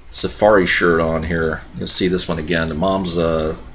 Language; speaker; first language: English; native; English